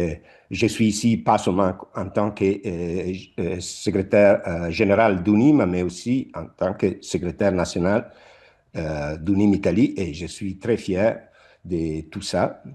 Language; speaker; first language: French; non-native, fluent; Italian